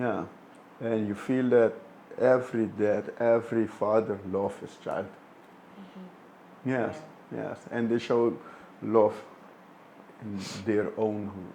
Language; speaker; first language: English; non-native, fluent; Dutch